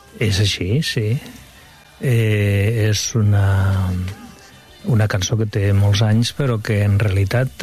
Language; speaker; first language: Catalan; non-native, local second language; Spanish